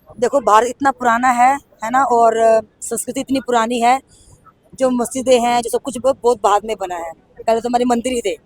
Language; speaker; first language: Hindi; native; Hindi